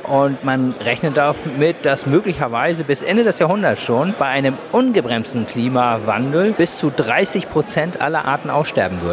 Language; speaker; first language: German; native; German